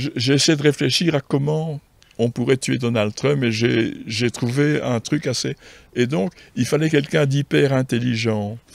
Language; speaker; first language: French; native; French